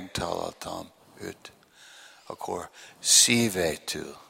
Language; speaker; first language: Hungarian; non-native, learner; English